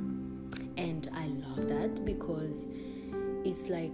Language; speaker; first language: English; non-native, local second language; Kinyarwanda